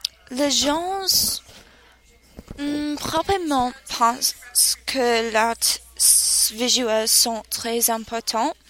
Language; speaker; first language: French; non-native, learner; English